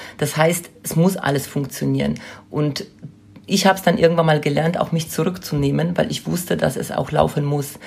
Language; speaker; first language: German; non-native, fluent; Polish